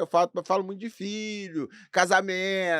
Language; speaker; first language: Portuguese; native; Portuguese